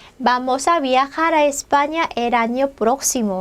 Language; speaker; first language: Spanish; non-native, fluent; Korean